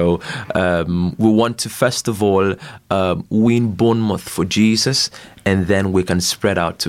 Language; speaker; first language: English; non-native, local second language; Ibibio